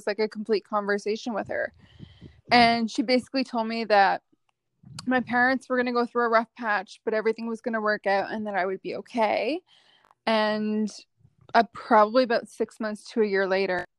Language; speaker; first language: English; native; English